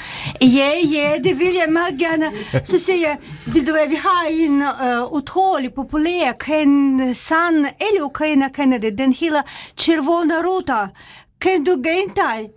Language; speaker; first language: Danish; non-native, learner; Ukrainian